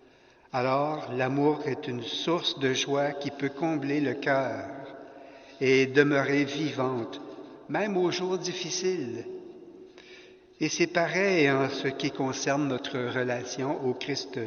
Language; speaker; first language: French; native; French